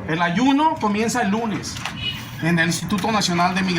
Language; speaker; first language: Spanish; native; Spanish